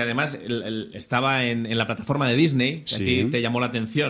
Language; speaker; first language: Spanish; native; Spanish